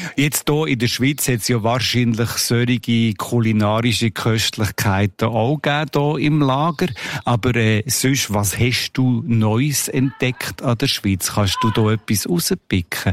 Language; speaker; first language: German; native; German